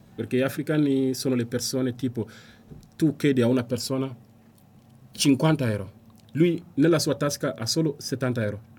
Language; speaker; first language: Italian; non-native, fluent; Bambara